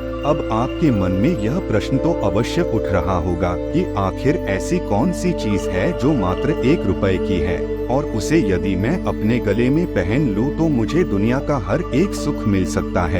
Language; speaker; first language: Hindi; native; Hindi